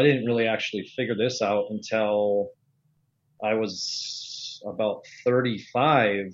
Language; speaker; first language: English; native; English